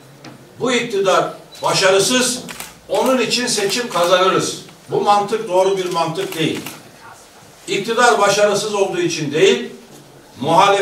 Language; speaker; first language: Turkish; native; Turkish